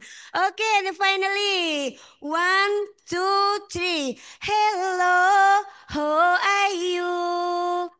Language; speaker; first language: English; non-native, fluent; Indonesian